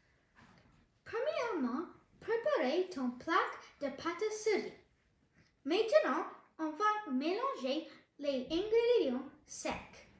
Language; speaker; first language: French; non-native, learner; Tamil